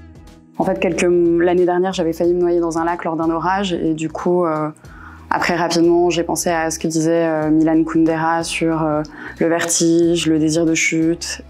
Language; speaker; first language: French; native; French